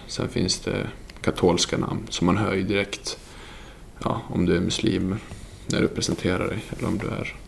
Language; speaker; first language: Swedish; early bilingual, other home language; Serbian